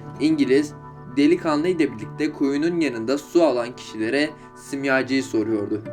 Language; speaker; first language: Turkish; native; Turkish